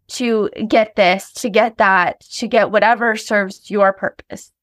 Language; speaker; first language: English; native; English